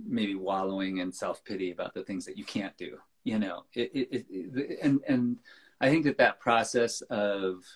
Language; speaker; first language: English; native; English